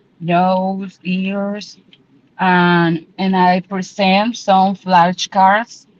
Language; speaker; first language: English; non-native, learner; Spanish